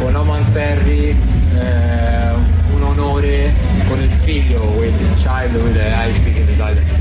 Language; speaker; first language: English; non-native, learner; Italian